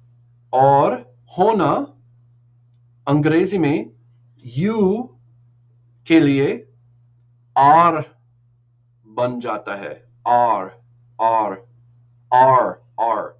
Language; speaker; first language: Hindi; non-native, learner; English